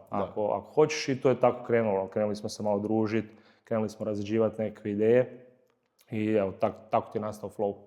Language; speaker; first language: Croatian; native; Croatian